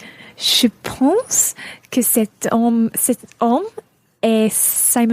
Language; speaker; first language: French; non-native, learner; English